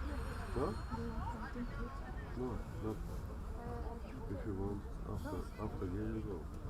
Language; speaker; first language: English; non-native, learner; Macedonian